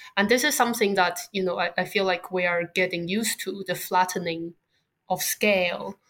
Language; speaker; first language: English; non-native, fluent; Chinese